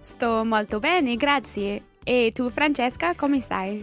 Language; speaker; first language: Italian; non-native, learner; English